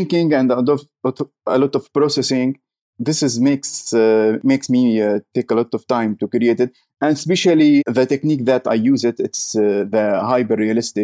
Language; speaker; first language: English; non-native, learner; Arabic